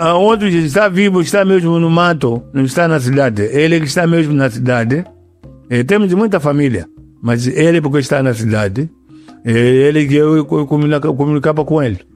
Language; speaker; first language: Portuguese; non-native, local second language; Yao